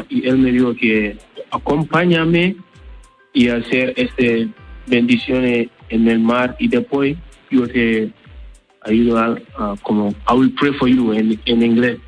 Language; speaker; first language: Spanish; non-native, learner; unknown